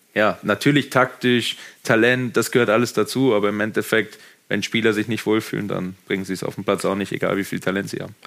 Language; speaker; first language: German; native; German